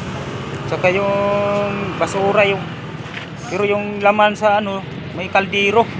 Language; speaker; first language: Filipino; non-native, local second language; Cebuano